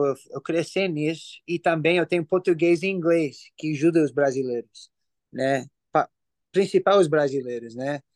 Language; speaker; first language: Portuguese; early bilingual, heritage; English